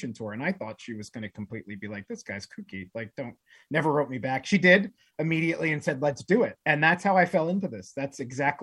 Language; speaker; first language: English; native; English